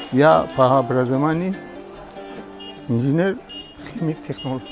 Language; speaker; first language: Russian; non-native, local second language; Tajik